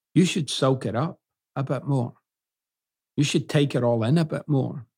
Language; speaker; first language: English; native; English